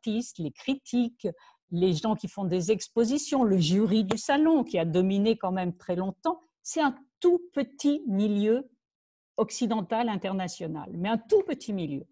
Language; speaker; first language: French; native; French